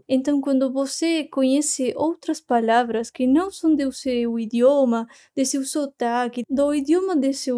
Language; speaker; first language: Portuguese; non-native, fluent; Spanish